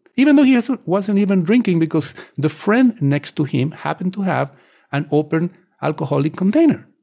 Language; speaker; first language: English; non-native, fluent; Spanish